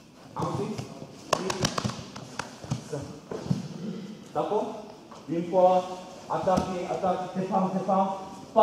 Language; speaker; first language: French; non-native, learner; Korean